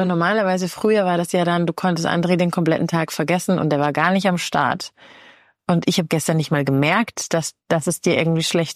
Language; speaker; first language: German; native; German